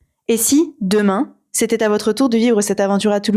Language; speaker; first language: French; native; French